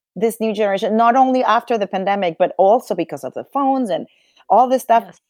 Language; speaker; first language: English; non-native, fluent; Spanish